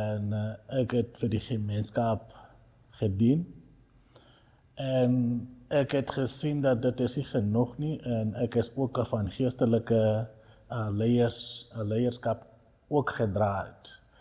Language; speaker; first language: Afrikaans; non-native, local second language; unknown